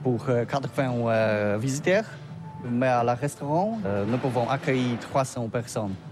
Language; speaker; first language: French; non-native, learner; Polish